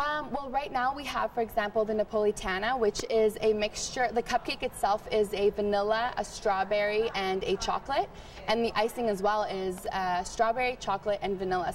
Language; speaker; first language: English; early bilingual, heritage; Spanish